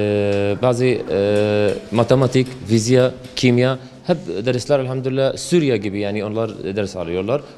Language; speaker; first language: Turkish; non-native, learner; Arabic